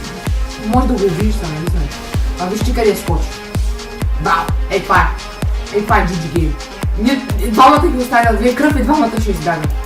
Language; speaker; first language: Bulgarian; native; Bulgarian